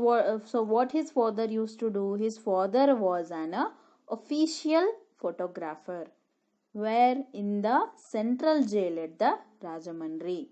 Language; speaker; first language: English; non-native, local second language; Telugu